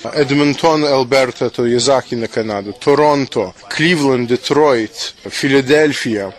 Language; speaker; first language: Ukrainian; native; Ukrainian